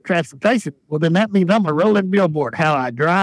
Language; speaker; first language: English; native; English